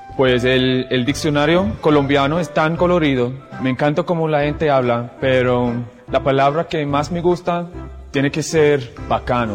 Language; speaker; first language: Spanish; non-native, fluent; English